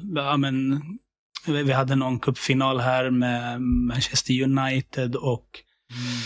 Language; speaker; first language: Swedish; early bilingual, other home language; Syriac